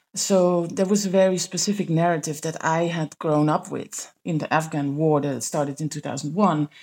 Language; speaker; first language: English; non-native, fluent; Dutch